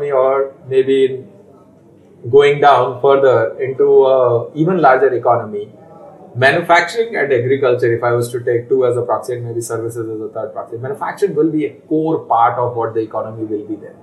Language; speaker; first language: English; non-native, local second language; Hindi